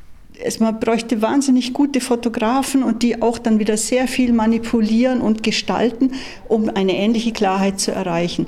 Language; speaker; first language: German; native; German